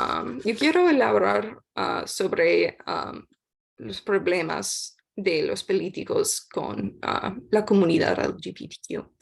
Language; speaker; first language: Spanish; non-native, learner; English